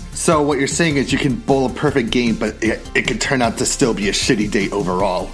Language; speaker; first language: English; native; English